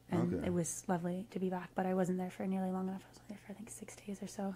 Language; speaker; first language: English; native; English